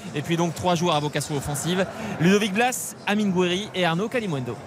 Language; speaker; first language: French; native; French